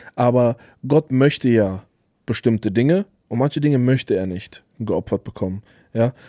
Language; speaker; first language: German; native; German